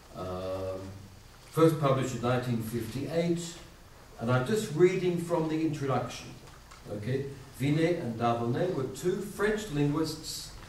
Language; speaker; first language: English; native; English